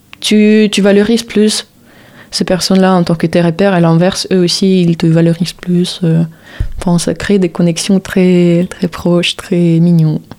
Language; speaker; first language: French; non-native, fluent; Russian